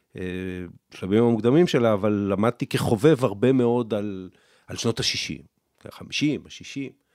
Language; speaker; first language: Hebrew; native; Hebrew